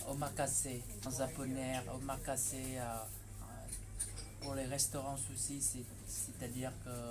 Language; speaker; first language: French; non-native, fluent; Vietnamese